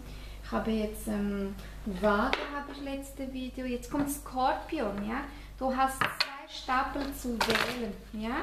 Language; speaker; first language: German; non-native, fluent; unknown